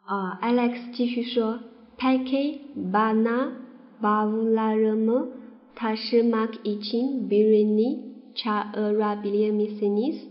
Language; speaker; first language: Turkish; non-native, fluent; Chinese